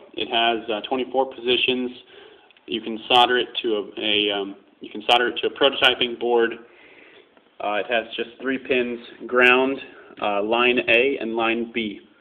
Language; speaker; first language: English; native; English